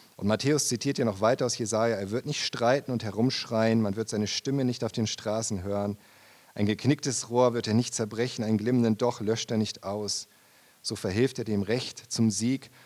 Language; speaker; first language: German; native; German